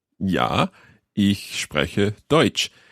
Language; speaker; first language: German; non-native, learner; English